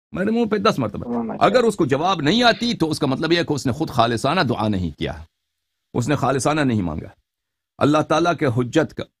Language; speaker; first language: Urdu; non-native, fluent; Persian